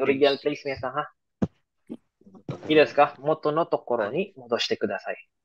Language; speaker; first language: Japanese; non-native, fluent; Filipino